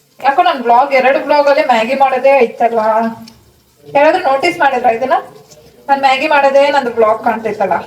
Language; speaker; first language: Kannada; non-native, local second language; Hindi